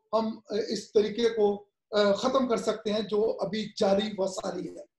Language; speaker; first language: Urdu; native; Urdu